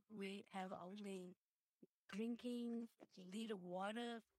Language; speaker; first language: English; early bilingual, other home language; Vietnamese